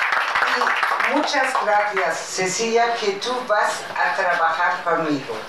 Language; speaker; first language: Spanish; non-native, learner; German